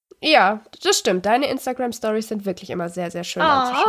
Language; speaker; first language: German; native; German